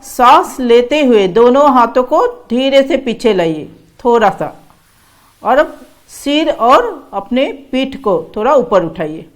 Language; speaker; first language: Hindi; non-native, local second language; Assamese